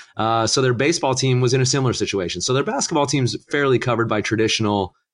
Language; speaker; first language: English; native; English